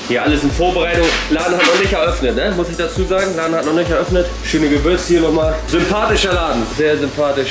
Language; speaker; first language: German; native; German